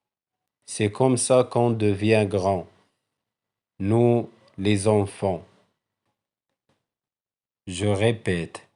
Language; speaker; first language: French; non-native, local second language; Arabic